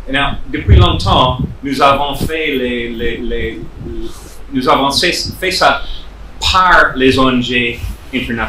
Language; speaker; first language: French; non-native, fluent; English